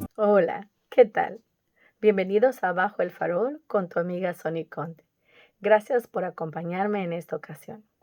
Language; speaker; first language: Spanish; native; Spanish